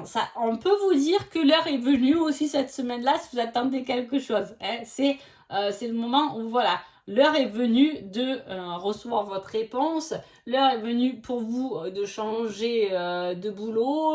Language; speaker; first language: French; native; French